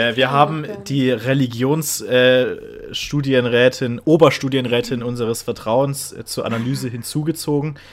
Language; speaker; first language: German; native; German